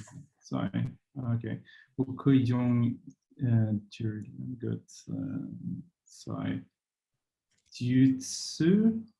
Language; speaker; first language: Chinese; non-native, learner; Swedish